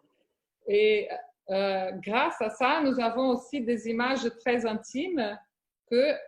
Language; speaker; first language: French; non-native, fluent; Portuguese